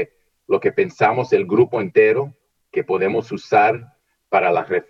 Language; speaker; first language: Spanish; early bilingual, heritage; Spanish